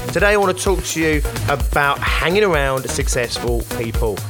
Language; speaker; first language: English; native; English